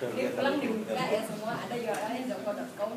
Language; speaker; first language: Indonesian; native; Indonesian